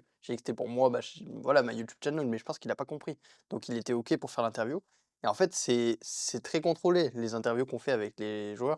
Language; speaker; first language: French; native; French